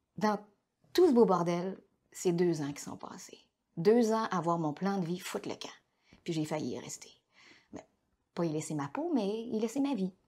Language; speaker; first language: French; native; French